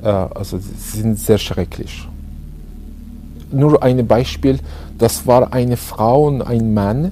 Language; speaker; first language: German; non-native, learner; Persian